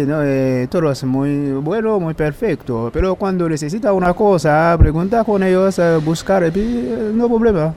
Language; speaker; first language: Spanish; non-native, learner; Haitian Creole